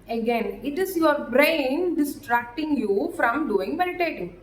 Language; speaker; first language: English; non-native, local second language; Tamil